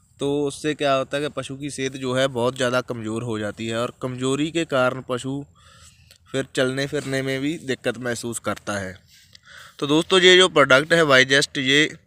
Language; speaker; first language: Hindi; non-native, local second language; Punjabi